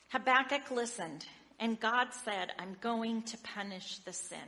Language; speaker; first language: English; native; English